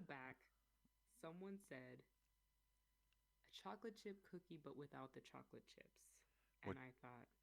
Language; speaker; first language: English; native; English